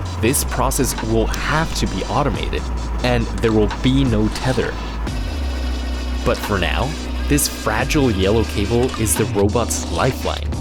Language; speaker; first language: English; native; English